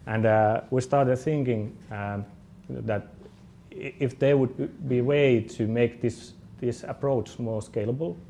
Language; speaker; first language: English; non-native, fluent; Finnish